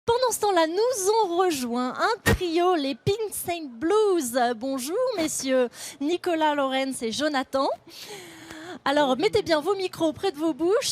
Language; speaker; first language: French; native; French